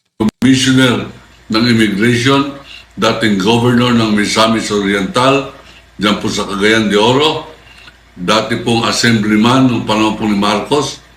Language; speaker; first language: Filipino; native; Filipino